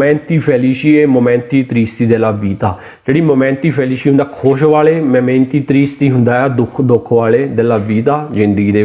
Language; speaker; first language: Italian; non-native, learner; Punjabi